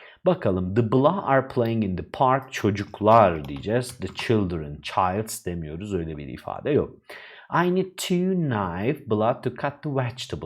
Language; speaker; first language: English; non-native, fluent; Turkish